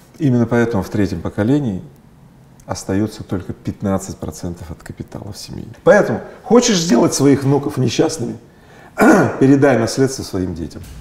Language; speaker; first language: Russian; native; Russian